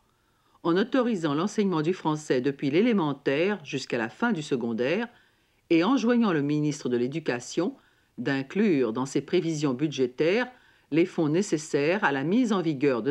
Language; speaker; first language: French; native; French